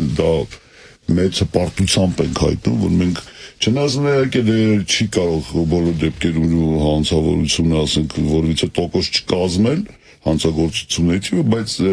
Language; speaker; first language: Armenian; native; Armenian